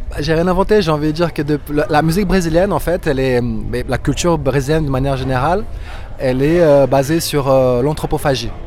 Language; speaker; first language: French; non-native, fluent; Portuguese